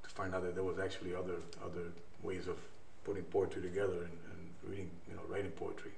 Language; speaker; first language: English; native; English